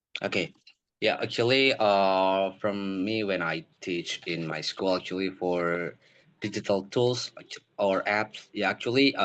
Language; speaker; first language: English; non-native, learner; Indonesian